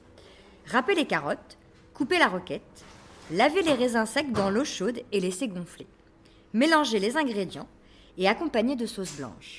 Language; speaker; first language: French; native; French